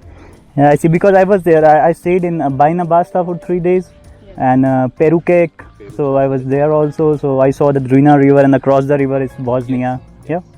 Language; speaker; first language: English; non-native, local second language; Hindi